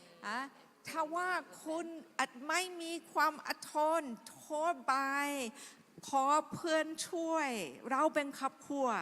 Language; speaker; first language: Thai; non-native, fluent; English